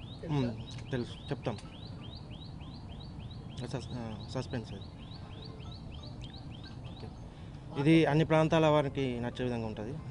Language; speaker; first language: Telugu; native; Telugu